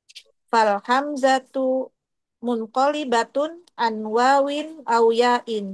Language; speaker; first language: Arabic; non-native, learner; Indonesian